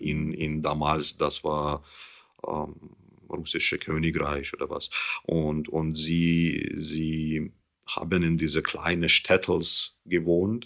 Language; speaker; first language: German; non-native, learner; English